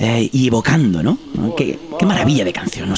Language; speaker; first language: Spanish; non-native, local second language; Catalan